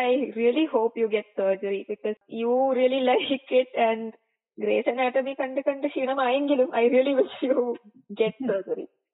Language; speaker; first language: English; non-native, local second language; Malayalam